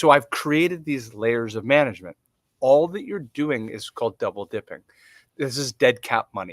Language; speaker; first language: English; native; English